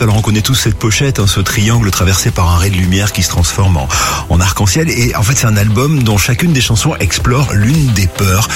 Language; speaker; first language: French; native; French